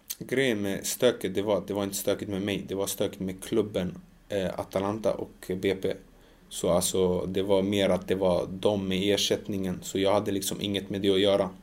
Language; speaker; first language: Swedish; early bilingual, other home language; Macedonian